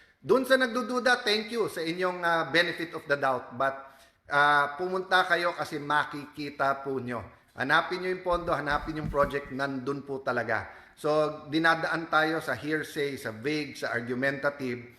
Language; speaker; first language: Filipino; native; Filipino